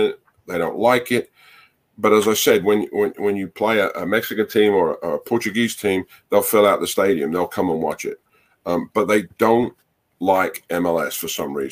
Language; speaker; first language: English; native; English